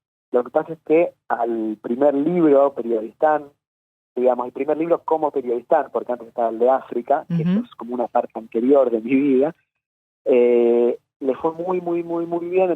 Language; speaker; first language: Spanish; native; Spanish